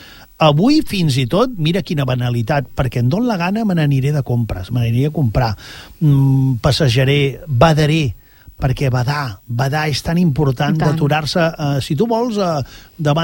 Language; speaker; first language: Catalan; native; Catalan